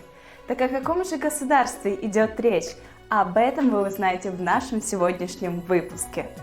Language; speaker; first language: Russian; native; Russian